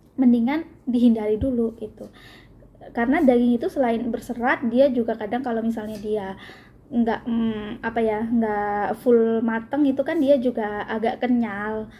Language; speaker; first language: Indonesian; native; Indonesian